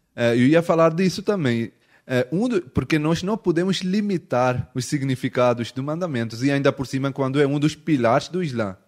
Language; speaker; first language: Portuguese; non-native, fluent; Urdu